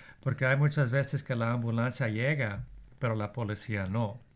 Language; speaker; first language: Spanish; early bilingual, heritage; Spanish